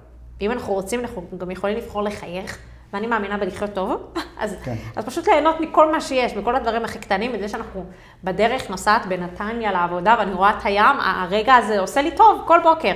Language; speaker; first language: Hebrew; native; Hebrew